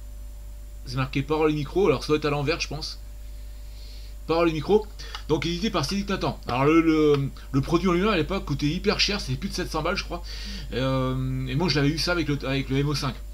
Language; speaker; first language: French; native; French